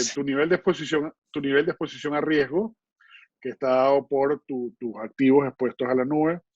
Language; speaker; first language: Spanish; native; Spanish